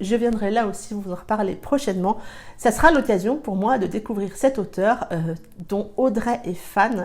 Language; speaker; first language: French; native; French